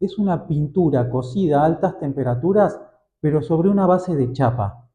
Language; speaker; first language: Spanish; native; Spanish